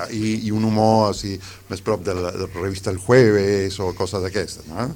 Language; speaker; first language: Catalan; non-native, fluent; Spanish